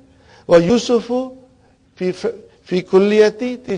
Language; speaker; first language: Arabic; non-native, fluent; Urdu